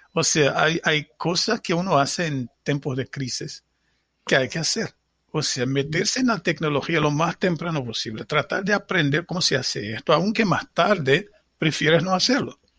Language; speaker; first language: Spanish; non-native, fluent; Portuguese